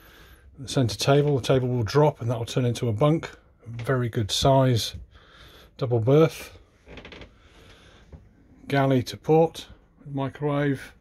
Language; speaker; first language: English; native; English